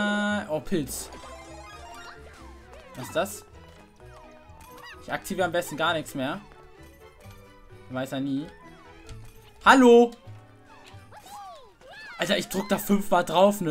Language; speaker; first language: German; native; German